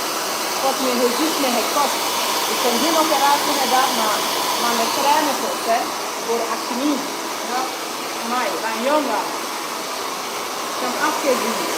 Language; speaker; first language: Dutch; non-native, fluent; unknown